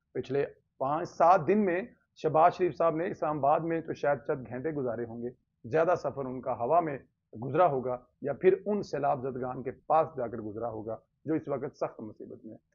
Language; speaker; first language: Urdu; non-native, local second language; Punjabi